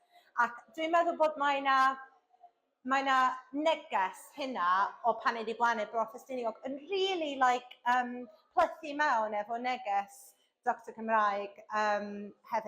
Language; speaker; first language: Welsh; non-native, fluent; English